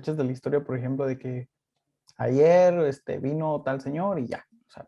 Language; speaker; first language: Spanish; native; Spanish